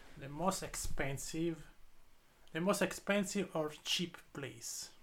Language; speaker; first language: English; non-native, learner; Italian